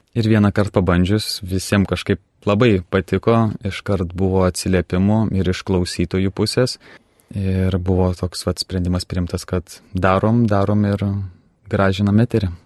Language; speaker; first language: Lithuanian; native; Lithuanian